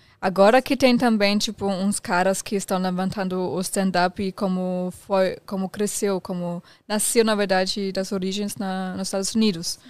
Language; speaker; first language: Portuguese; non-native, fluent; German